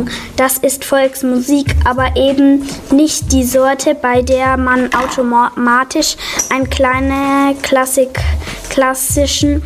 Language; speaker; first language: German; native; German